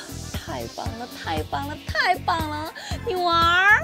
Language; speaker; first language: Chinese; non-native, fluent; Korean